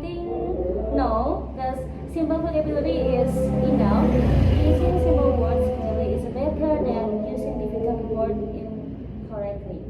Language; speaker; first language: English; non-native, learner; Indonesian